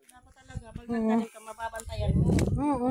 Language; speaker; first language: Filipino; native; Filipino